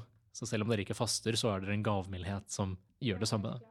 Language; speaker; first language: Norwegian; native; Norwegian